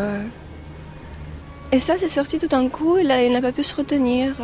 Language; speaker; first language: French; non-native, fluent; Russian